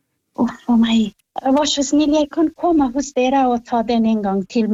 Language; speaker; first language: Norwegian; non-native, learner; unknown